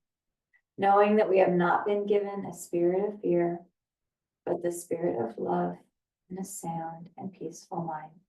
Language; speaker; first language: English; native; English